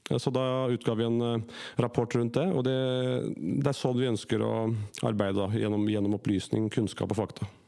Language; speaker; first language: Norwegian; early bilingual, other home language; Urdu